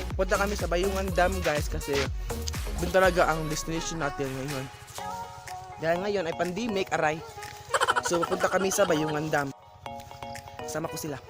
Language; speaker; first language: Filipino; non-native, local second language; Cebuano